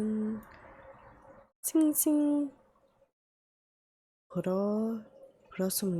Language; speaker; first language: Korean; non-native, learner; English